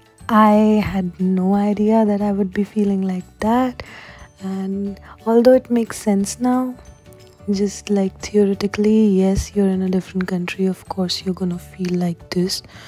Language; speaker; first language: English; non-native, local second language; Hindi